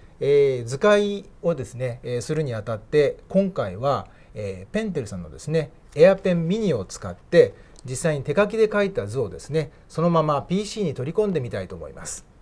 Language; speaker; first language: Japanese; native; Japanese